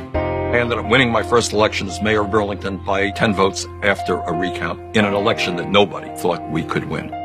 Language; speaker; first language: English; native; English